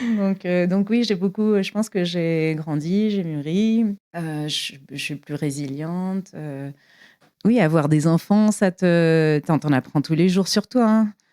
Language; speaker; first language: French; native; French